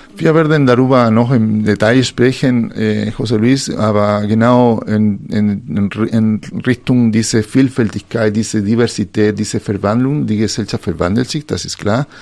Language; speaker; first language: German; non-native, fluent; Spanish